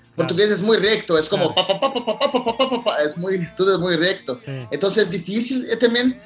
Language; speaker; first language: Spanish; non-native, learner; Portuguese